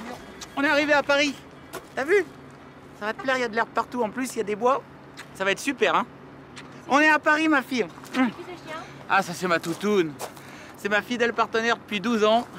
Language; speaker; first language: French; native; French